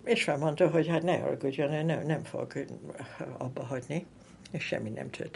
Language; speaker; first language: Hungarian; non-native, fluent; English